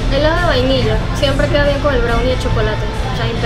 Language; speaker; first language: Spanish; native; Spanish